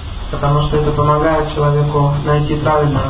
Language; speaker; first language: Russian; native; Russian